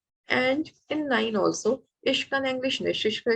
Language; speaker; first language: German; non-native, fluent; Malayalam